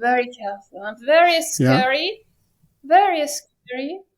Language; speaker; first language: English; non-native, learner; Persian